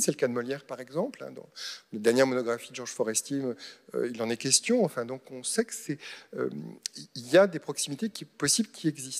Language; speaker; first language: French; native; French